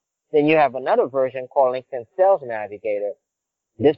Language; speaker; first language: English; non-native, fluent; Haitian Creole